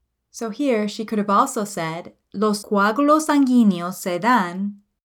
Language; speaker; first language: English; native; English